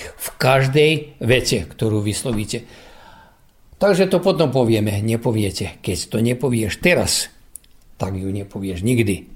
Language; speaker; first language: Slovak; early bilingual, heritage; Slovak